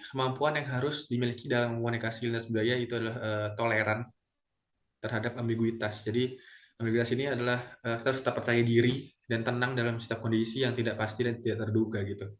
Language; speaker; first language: Indonesian; native; Indonesian